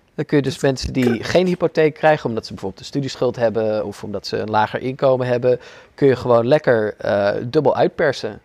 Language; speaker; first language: Dutch; native; Dutch